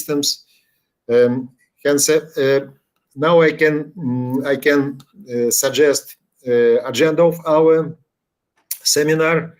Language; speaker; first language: English; non-native, learner; Ukrainian